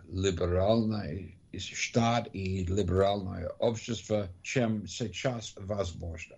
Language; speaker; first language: Russian; non-native, learner; English